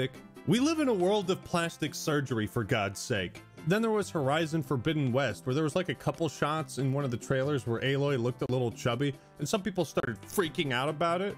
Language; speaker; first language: English; native; English